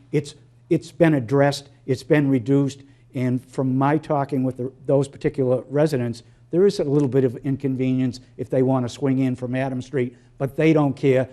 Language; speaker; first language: English; native; English